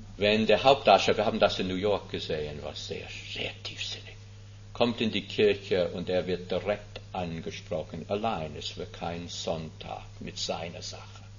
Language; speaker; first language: German; non-native, fluent; English